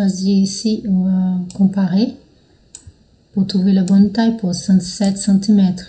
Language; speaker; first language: French; non-native, fluent; Portuguese